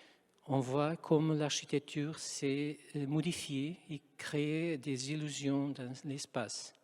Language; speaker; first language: French; non-native, fluent; Portuguese